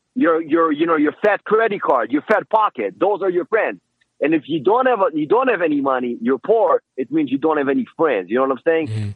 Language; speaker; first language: English; non-native, fluent; Hebrew